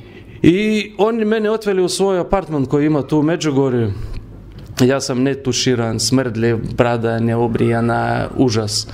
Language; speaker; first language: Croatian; non-native, learner; Lithuanian